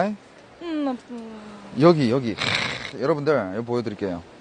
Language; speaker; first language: Korean; native; Korean